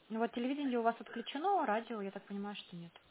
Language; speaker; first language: Russian; native; Russian